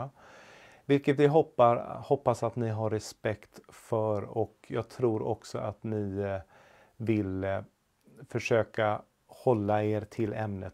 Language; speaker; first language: Swedish; native; Swedish